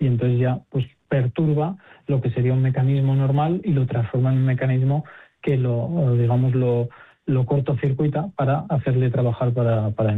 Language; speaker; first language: Spanish; native; Spanish